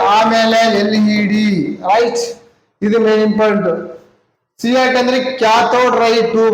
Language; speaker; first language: Kannada; native; Kannada